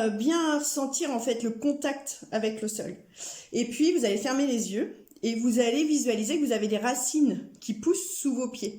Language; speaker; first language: French; native; French